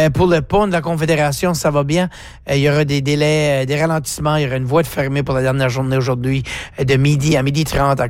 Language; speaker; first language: French; native; French